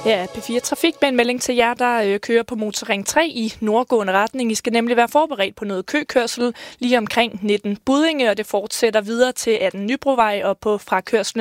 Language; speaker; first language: Danish; native; Danish